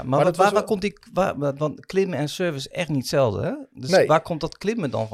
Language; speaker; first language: Dutch; native; Dutch